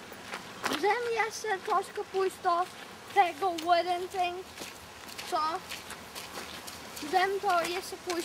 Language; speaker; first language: Polish; early bilingual, heritage; Polish